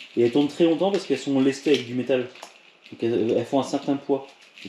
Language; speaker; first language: French; native; French